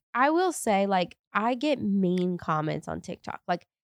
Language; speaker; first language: English; native; English